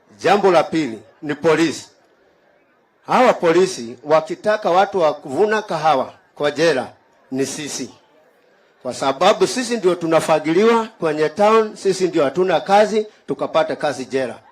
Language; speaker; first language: Swahili; non-native, local second language; Kikuyu